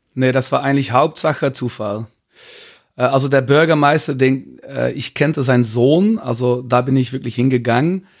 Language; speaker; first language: German; non-native, fluent; Dutch